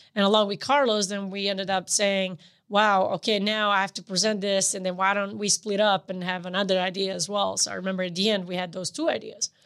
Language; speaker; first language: English; non-native, fluent; Serbian